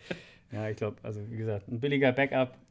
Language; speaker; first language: German; native; German